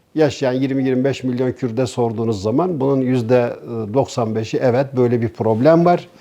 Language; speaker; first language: Turkish; native; Turkish